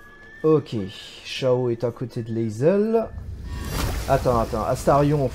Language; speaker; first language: French; native; French